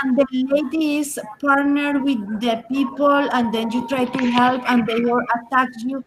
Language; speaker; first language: English; non-native, learner; Spanish